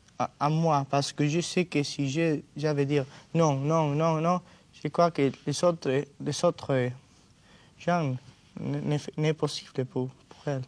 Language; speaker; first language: French; non-native, learner; Spanish